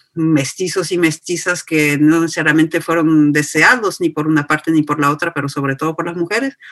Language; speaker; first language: Spanish; non-native, fluent; French